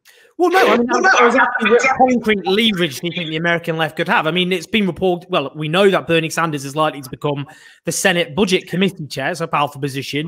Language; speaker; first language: English; native; English